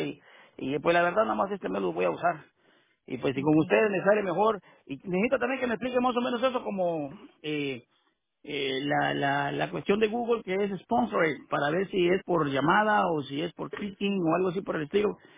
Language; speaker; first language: Spanish; native; Spanish